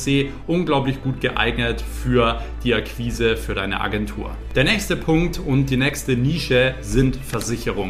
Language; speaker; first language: German; native; German